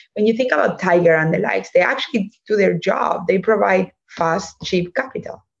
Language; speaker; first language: English; non-native, fluent; Spanish